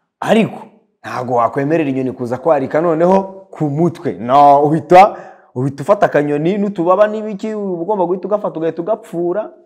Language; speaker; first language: Kinyarwanda; early bilingual, heritage; Kinyarwanda